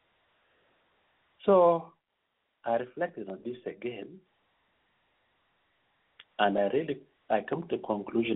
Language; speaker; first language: English; non-native, local second language; Acoli